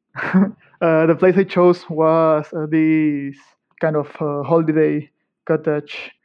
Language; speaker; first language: English; non-native, fluent; Spanish